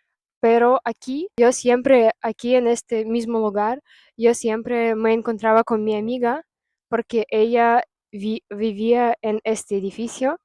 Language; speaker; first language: Spanish; non-native, fluent; Russian